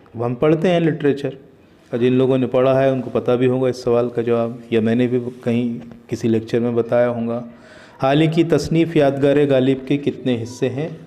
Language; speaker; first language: Hindi; native; Hindi